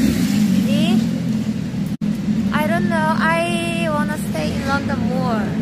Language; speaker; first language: English; non-native, learner; Korean